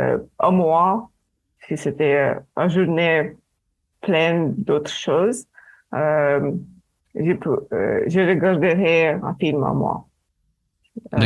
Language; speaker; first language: French; non-native, learner; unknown